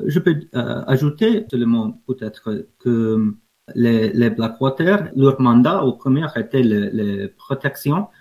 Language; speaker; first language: French; non-native, learner; English